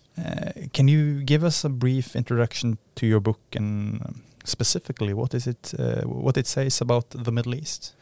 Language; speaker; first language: English; non-native, fluent; Norwegian